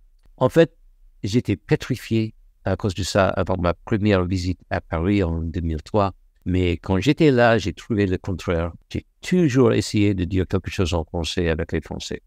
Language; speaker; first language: French; non-native, fluent; English